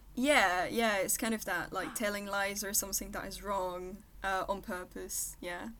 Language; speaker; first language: English; non-native, fluent; French